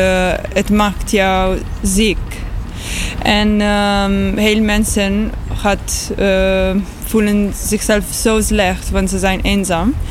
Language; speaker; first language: Dutch; non-native, learner; Italian